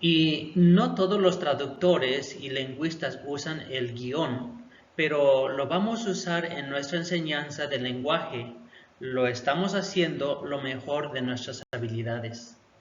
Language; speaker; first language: Spanish; non-native, local second language; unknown